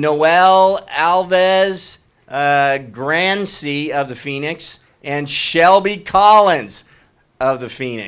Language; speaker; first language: English; native; English